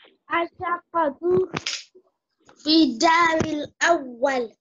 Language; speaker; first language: Arabic; non-native, learner; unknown